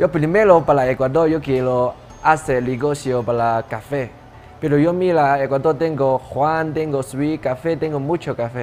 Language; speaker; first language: Spanish; non-native, learner; Chinese